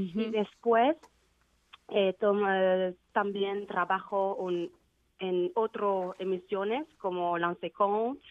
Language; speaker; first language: Spanish; non-native, learner; Vietnamese